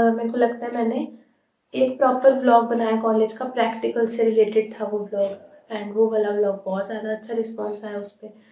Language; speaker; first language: Hindi; native; Hindi